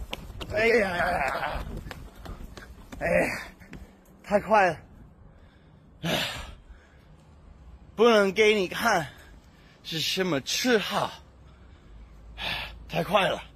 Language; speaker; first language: Chinese; non-native, learner; English